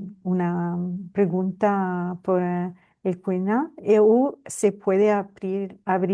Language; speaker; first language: Spanish; non-native, fluent; Italian